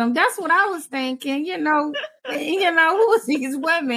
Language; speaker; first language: English; native; English